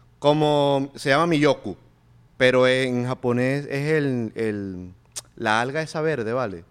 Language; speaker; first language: Spanish; native; Spanish